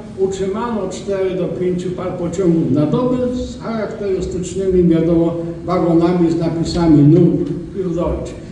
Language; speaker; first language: Polish; native; Polish